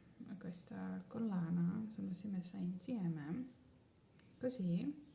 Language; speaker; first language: Italian; non-native, learner; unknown